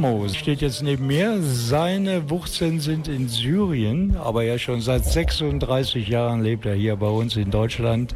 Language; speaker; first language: German; native; German